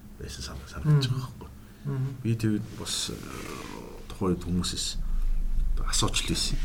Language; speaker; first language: Mongolian; native; Mongolian